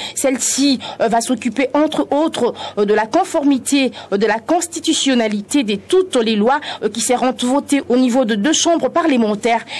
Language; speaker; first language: French; non-native, local second language; Lingala